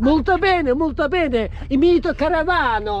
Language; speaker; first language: Italian; non-native, learner; Turkish